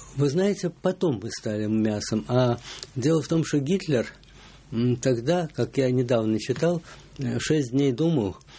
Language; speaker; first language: Russian; native; Russian